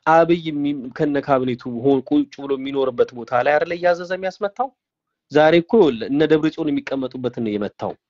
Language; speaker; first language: Amharic; non-native, local second language; Tigrinya